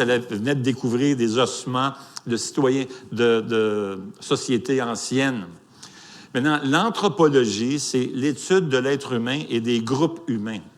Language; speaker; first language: French; native; French